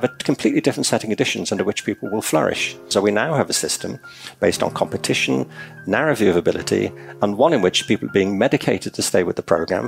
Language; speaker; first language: English; native; English